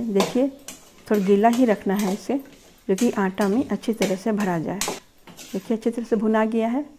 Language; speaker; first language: Hindi; native; Hindi